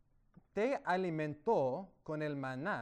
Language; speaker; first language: Spanish; non-native, fluent; English